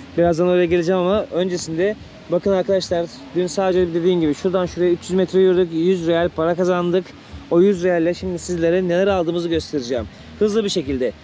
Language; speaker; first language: Turkish; native; Turkish